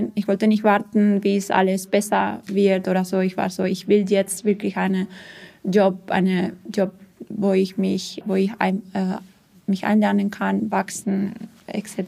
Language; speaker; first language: German; non-native, fluent; Spanish